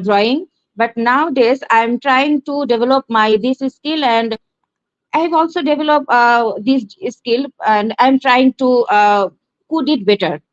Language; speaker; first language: English; non-native, learner; Bangla